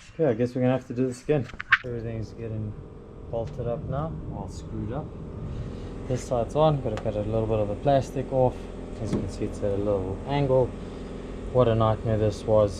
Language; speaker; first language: English; native; English